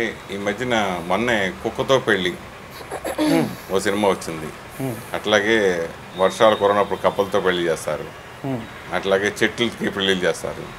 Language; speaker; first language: Telugu; native; Telugu